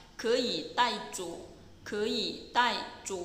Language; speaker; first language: Chinese; non-native, fluent; Thai